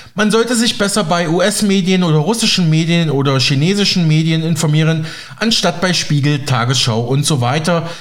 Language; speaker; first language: German; native; German